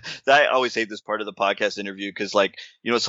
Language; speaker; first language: English; native; English